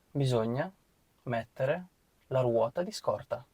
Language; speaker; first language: Italian; non-native, fluent; Ukrainian